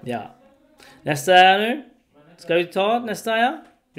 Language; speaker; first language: Swedish; non-native, fluent; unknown